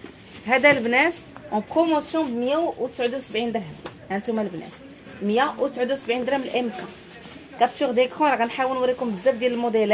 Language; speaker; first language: Arabic; native; Arabic